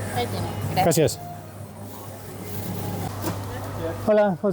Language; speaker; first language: Spanish; non-native, learner; English